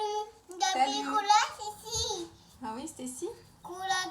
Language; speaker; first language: French; native; French